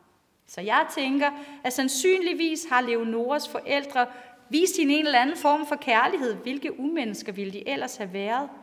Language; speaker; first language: Danish; native; Danish